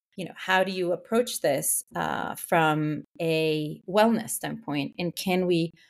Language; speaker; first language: English; non-native, fluent; Spanish